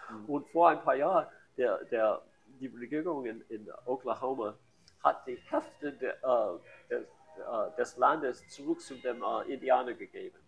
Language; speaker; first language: German; non-native, learner; English